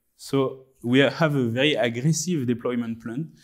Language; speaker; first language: English; non-native, fluent; French